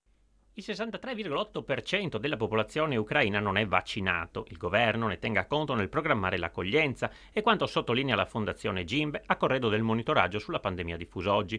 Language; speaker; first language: Italian; native; Italian